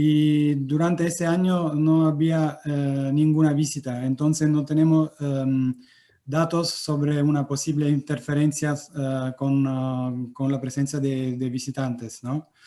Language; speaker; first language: Spanish; non-native, fluent; Italian